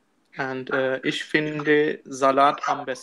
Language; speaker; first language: German; non-native, learner; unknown